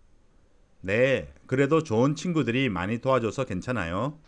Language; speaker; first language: Korean; native; Korean